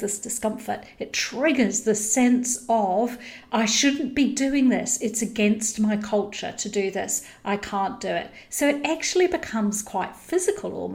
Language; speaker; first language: English; native; English